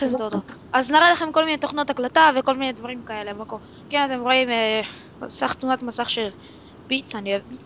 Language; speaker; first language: Hebrew; native; Hebrew